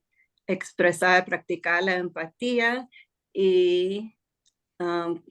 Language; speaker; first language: Spanish; non-native, fluent; English